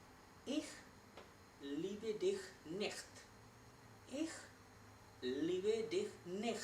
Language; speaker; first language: German; non-native, learner; Hindi